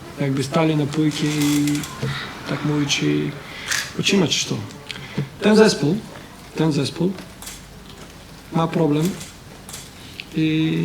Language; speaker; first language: Polish; non-native, learner; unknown